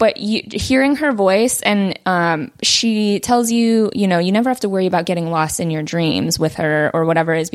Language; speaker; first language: English; early bilingual, other home language; Vietnamese